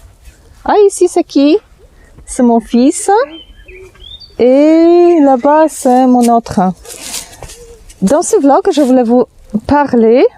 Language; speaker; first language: French; non-native, fluent; Polish